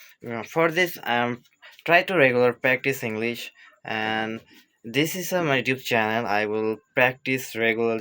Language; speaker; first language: English; non-native, learner; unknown